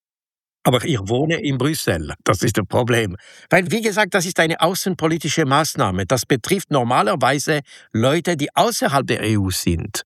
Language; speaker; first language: German; non-native, local second language; French